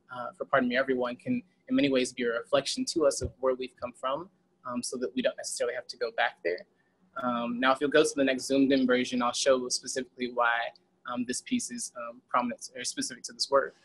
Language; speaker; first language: English; native; English